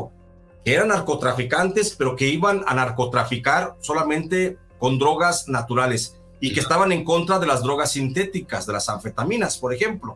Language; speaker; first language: Spanish; native; Spanish